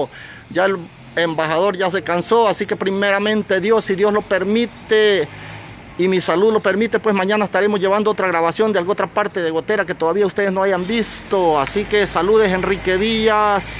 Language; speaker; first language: Spanish; native; Spanish